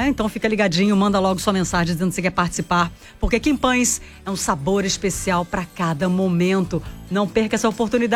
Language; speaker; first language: Portuguese; native; Portuguese